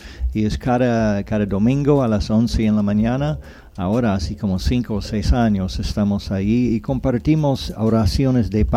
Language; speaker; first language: Spanish; non-native, fluent; English